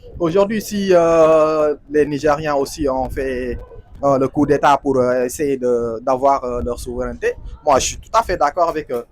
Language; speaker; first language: French; non-native, local second language; Wolof